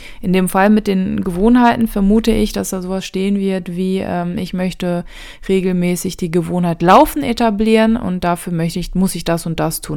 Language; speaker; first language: German; native; German